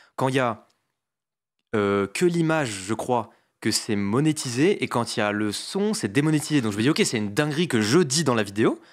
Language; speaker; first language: French; native; French